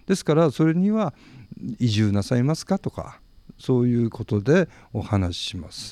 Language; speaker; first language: Japanese; native; Japanese